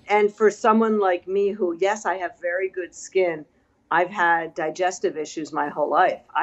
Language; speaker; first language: English; native; English